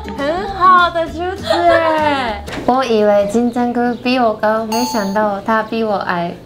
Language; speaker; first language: Chinese; non-native, fluent; Japanese